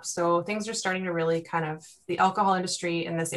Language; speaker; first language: English; native; English